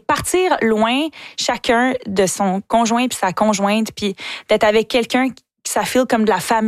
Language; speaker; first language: French; native; French